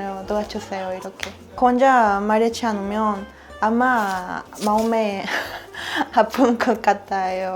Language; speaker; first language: Korean; non-native, learner; Spanish